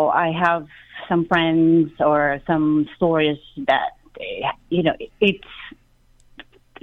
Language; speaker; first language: English; non-native, local second language; Filipino